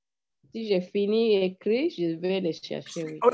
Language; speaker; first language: French; non-native, learner; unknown